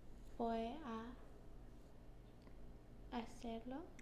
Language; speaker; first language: Spanish; non-native, learner; English